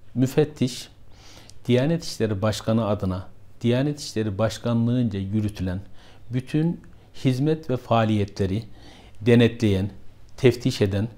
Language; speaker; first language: Turkish; native; Turkish